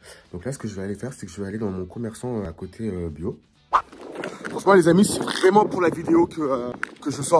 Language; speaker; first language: French; native; French